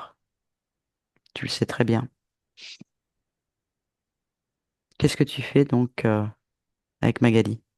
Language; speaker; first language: French; native; French